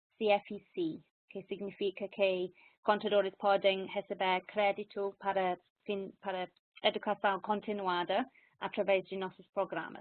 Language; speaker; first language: Portuguese; non-native, fluent; English